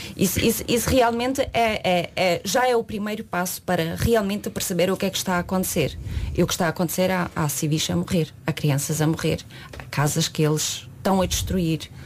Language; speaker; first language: Portuguese; non-native, fluent; Ukrainian